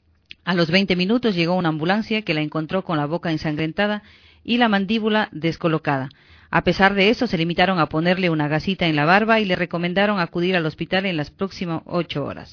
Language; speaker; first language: Spanish; native; Spanish